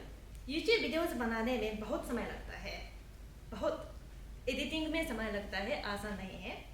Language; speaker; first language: Hindi; non-native, fluent; Japanese